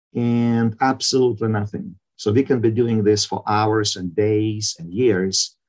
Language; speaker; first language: English; non-native, fluent; Ukrainian